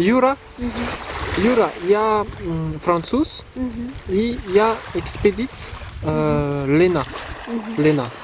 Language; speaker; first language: Russian; non-native, learner; French